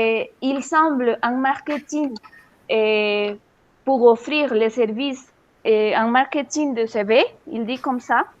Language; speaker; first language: French; non-native, fluent; Spanish